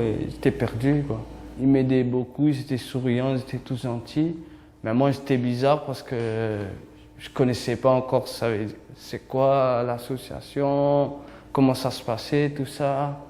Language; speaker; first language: French; non-native, learner; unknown